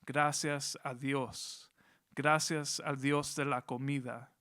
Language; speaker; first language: Spanish; early bilingual, heritage; Spanish